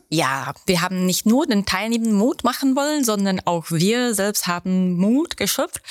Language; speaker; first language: German; native; German